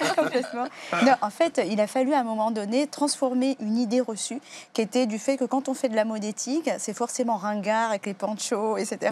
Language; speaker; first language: French; native; French